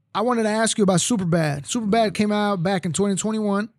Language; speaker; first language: English; early bilingual, other home language; Spanish